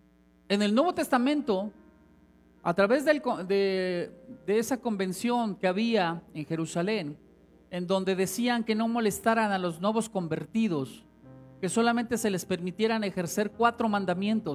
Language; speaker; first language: Spanish; native; Spanish